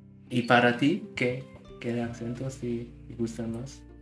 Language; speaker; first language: Spanish; non-native, learner; German